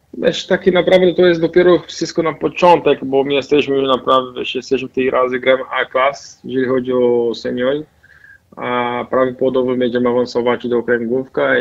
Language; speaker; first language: Polish; non-native, fluent; Portuguese